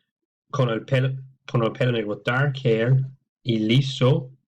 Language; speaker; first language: Spanish; non-native, fluent; English